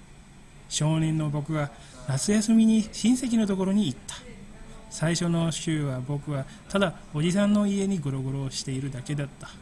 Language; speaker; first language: Japanese; non-native, fluent; Indonesian